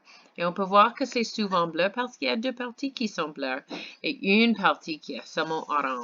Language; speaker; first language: French; non-native, fluent; English